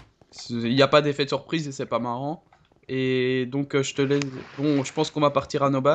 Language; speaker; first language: French; native; French